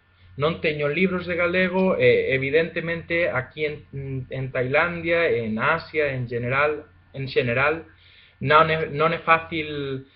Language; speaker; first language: Portuguese; non-native, fluent; Spanish